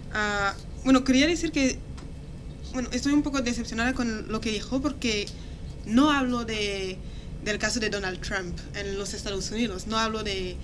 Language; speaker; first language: Spanish; non-native, fluent; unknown